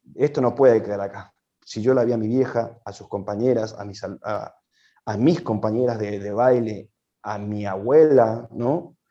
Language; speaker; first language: Spanish; native; Spanish